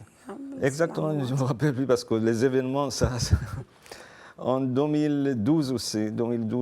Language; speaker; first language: French; non-native, fluent; Arabic